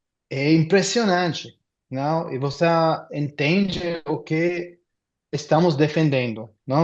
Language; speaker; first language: Portuguese; non-native, fluent; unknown